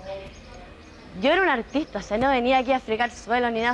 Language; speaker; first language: Spanish; native; Spanish